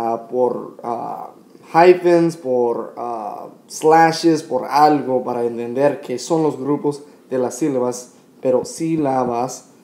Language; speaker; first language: Spanish; non-native, fluent; English